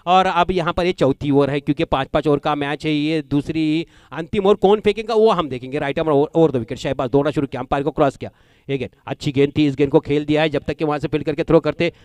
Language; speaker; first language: Hindi; non-native, local second language; Marathi